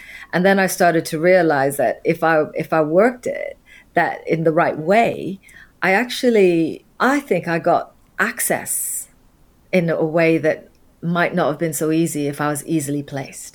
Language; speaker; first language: English; native; English